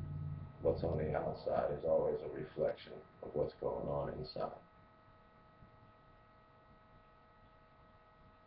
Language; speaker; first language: English; native; English